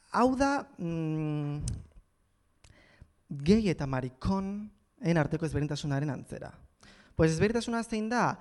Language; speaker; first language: Basque; non-native, local second language; Spanish